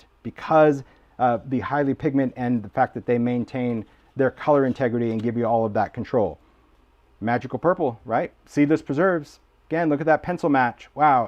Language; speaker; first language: English; native; English